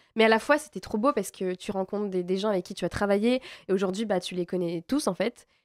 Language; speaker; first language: French; native; French